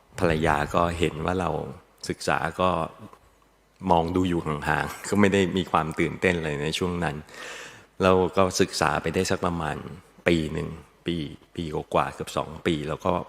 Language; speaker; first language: Thai; native; Thai